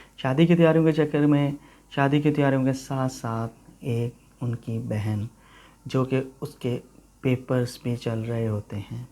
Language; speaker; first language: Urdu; non-native, local second language; Punjabi